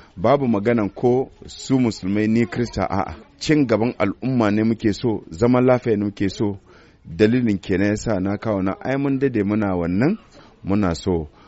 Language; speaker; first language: Hausa; non-native, local second language; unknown